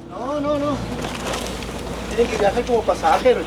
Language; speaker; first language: Spanish; native; Spanish